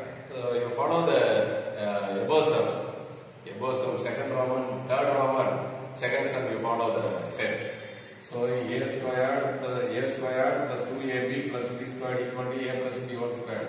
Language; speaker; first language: English; non-native, local second language; Tamil